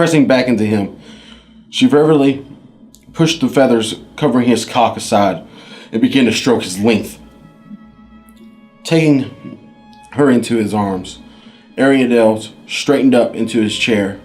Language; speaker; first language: English; native; English